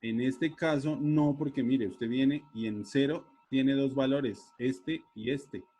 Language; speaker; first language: Spanish; native; Spanish